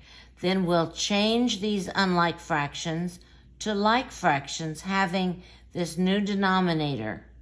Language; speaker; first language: English; native; English